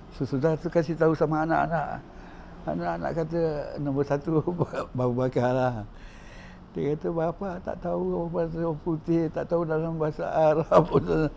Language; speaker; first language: Malay; native; Malay